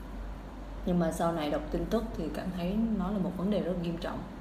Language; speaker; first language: Vietnamese; native; Vietnamese